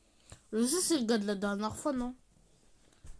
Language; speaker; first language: French; native; French